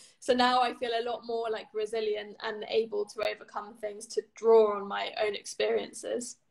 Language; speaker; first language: English; native; English